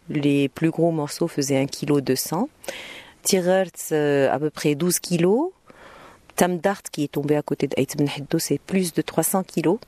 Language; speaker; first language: French; non-native, local second language; Arabic